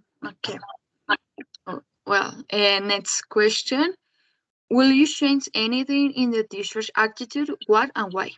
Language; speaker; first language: English; non-native, learner; Spanish